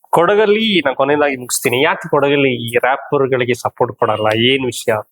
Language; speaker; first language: Kannada; native; Kannada